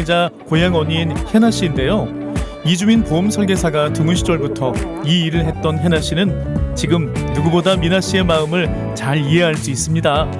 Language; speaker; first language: Korean; native; Korean